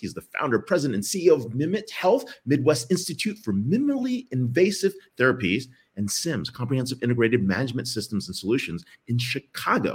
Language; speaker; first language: English; native; English